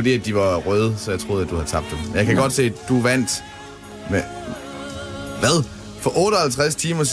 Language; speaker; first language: Danish; native; Danish